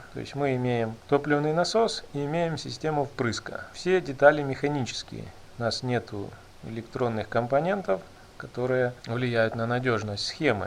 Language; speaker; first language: Russian; native; Russian